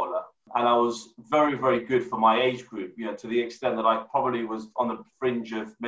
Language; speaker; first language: English; native; English